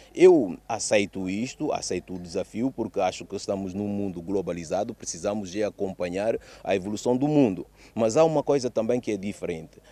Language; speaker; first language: Portuguese; non-native, local second language; Upper Guinea Crioulo